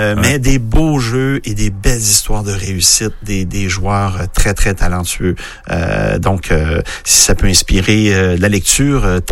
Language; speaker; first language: French; native; French